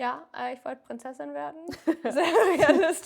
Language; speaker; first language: German; native; German